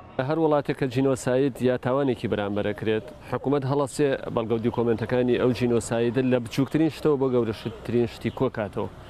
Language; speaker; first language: Central Kurdish; native; Central Kurdish